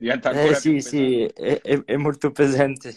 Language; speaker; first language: Italian; non-native, learner; French